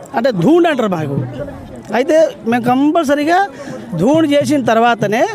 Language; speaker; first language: Telugu; non-native, local second language; Lambadi